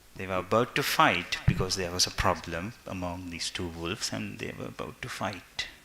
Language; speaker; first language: English; non-native, local second language; Sinhala